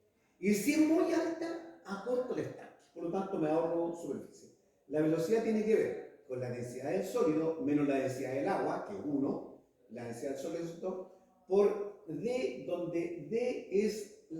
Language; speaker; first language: Spanish; native; Spanish